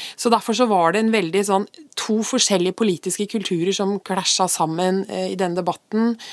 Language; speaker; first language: Norwegian; native; Norwegian